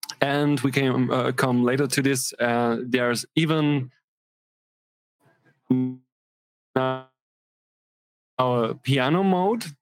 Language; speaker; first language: English; non-native, fluent; German